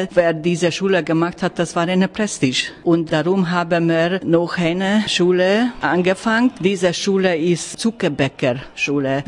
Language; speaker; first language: German; non-native, learner; Hungarian